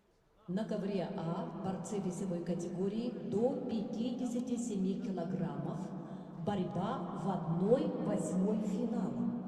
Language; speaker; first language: Russian; native; Russian